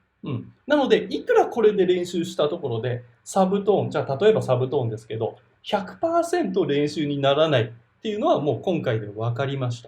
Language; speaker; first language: Japanese; native; Japanese